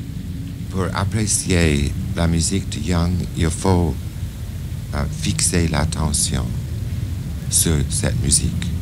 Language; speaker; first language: French; non-native, fluent; English